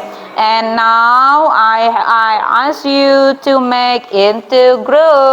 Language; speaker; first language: English; non-native, fluent; Indonesian